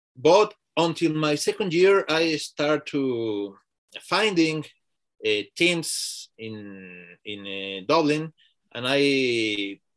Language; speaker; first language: English; non-native, learner; Spanish